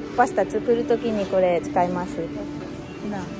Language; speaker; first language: Japanese; non-native, learner; Filipino